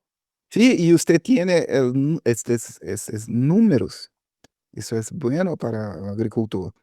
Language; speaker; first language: Spanish; non-native, learner; Portuguese